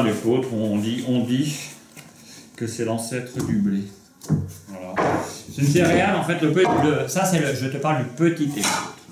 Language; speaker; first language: French; native; French